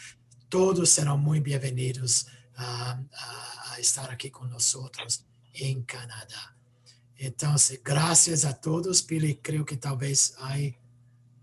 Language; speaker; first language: Spanish; non-native, fluent; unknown